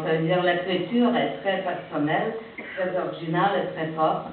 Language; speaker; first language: French; non-native, fluent; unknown